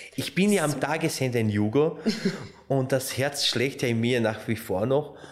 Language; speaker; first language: German; non-native, fluent; Slovenian